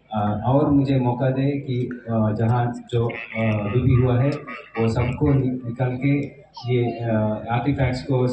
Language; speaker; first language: Hindi; non-native, local second language; Telugu